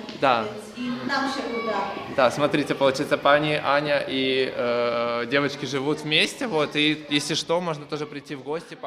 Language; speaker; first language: Russian; native; Russian